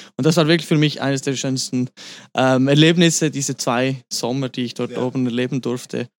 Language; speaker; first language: German; native; German